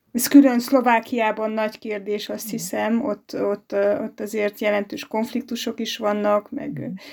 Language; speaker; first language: Hungarian; native; Hungarian